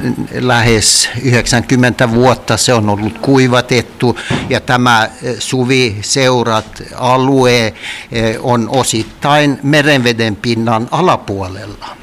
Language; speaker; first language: Finnish; non-native, local second language; Swedish